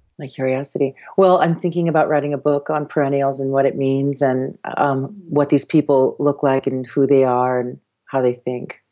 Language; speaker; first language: English; native; English